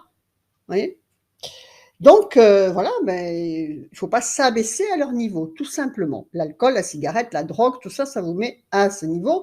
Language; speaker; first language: French; native; French